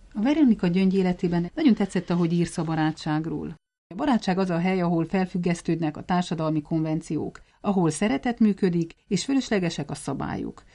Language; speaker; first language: Hungarian; native; Hungarian